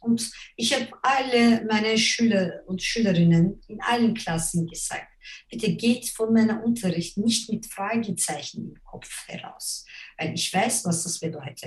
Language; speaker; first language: German; non-native, fluent; Turkish